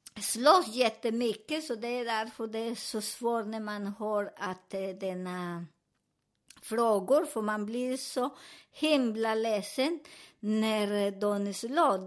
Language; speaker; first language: Swedish; non-native, fluent; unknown